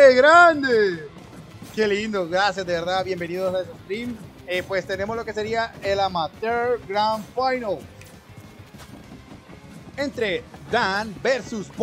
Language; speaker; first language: Spanish; native; Spanish